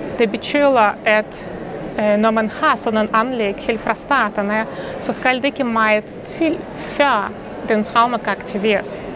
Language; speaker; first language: Danish; non-native, fluent; Russian